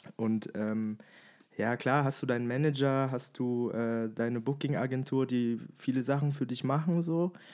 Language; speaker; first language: German; native; German